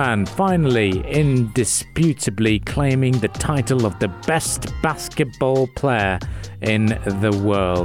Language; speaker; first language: English; non-native, local second language; Urdu